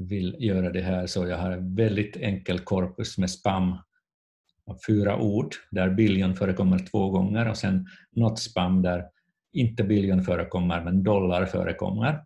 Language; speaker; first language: Swedish; non-native, fluent; Finnish